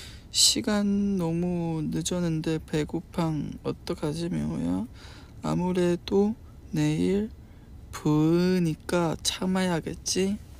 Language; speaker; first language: Korean; non-native, fluent; Chinese